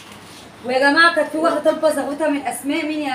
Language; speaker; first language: Arabic; native; Arabic